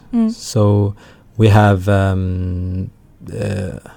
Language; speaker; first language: English; early bilingual, heritage; Tamil